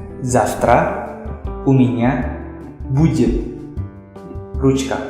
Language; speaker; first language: Russian; non-native, fluent; Indonesian